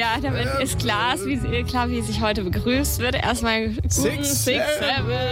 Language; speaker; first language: German; native; German